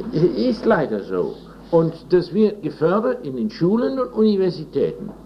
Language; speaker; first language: German; non-native, fluent; English